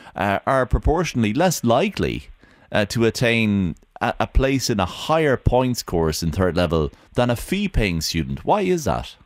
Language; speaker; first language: English; native; English